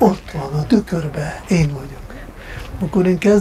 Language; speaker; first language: Hungarian; non-native, fluent; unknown